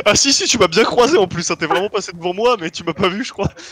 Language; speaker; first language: French; native; French